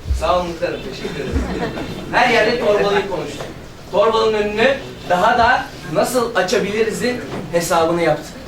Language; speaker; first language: Turkish; native; Turkish